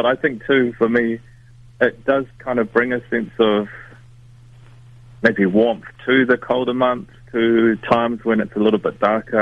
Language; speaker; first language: English; native; English